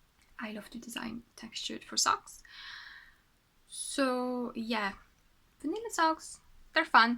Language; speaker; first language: English; non-native, fluent; French